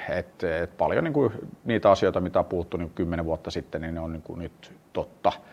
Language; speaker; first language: Finnish; non-native, local second language; Swedish